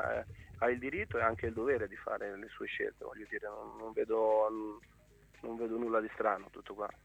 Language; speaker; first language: Italian; native; Italian